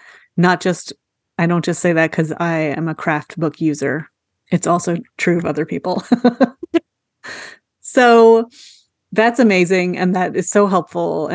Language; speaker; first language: English; native; English